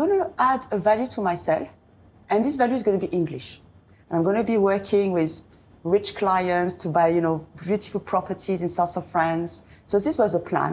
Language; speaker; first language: English; non-native, fluent; French